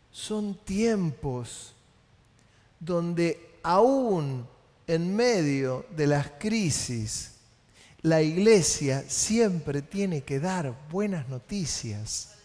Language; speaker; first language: Spanish; native; Spanish